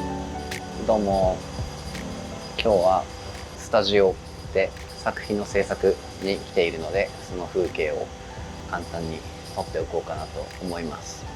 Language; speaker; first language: Japanese; native; Japanese